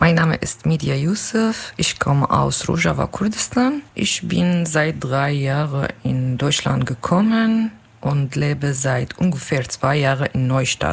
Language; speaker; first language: German; non-native, learner; Kurdish